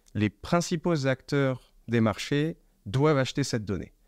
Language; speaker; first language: French; native; French